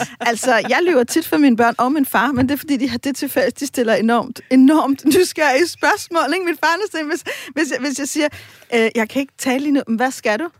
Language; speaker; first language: Danish; native; Danish